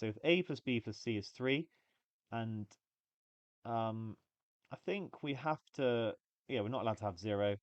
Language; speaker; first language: English; native; English